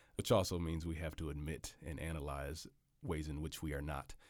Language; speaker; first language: English; native; English